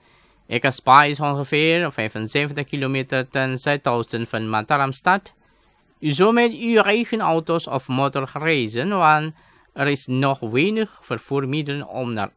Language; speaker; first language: Dutch; non-native, learner; Indonesian